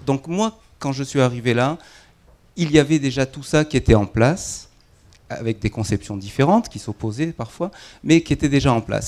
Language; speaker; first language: French; native; French